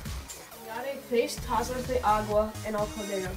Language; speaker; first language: Spanish; non-native, learner; English